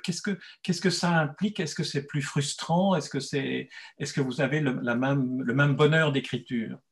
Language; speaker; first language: French; native; French